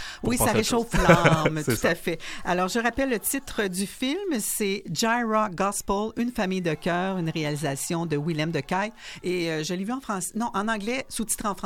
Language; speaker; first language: French; native; French